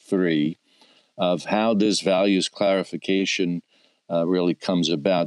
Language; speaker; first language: English; native; English